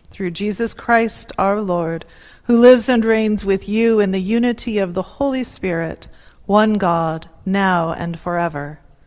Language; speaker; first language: English; native; English